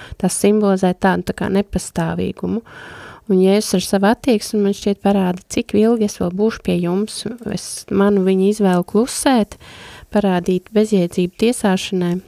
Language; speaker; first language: Latvian; native; Latvian